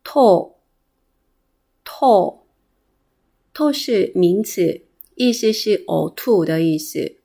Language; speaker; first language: Chinese; non-native, fluent; Korean